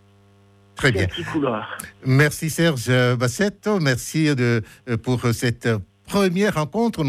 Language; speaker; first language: French; native; French